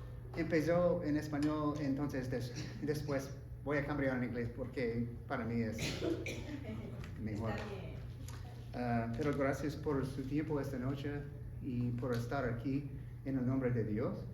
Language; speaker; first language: Spanish; non-native, learner; English